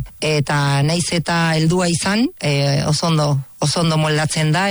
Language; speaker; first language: Basque; non-native, fluent; Spanish